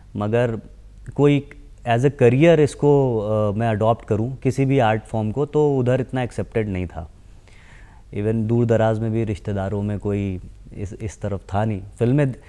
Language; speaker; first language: Hindi; native; Hindi